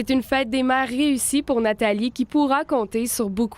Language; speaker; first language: French; native; French